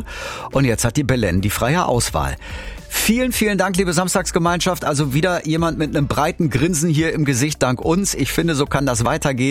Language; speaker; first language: German; native; German